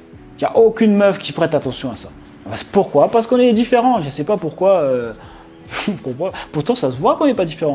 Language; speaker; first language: French; native; French